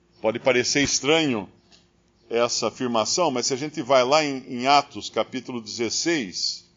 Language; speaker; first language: Portuguese; native; Portuguese